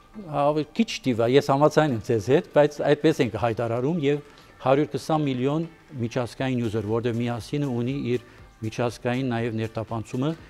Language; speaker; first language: Armenian; early bilingual, heritage; Armenian